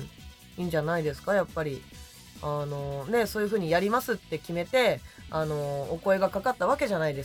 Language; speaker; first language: Japanese; native; Japanese